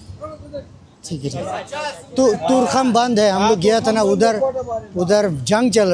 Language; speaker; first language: Hindi; non-native, local second language; Bangla